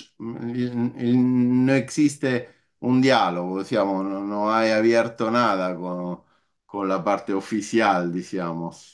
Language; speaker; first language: Italian; native; Italian